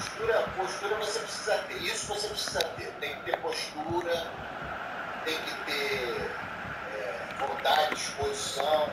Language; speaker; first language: Portuguese; native; Portuguese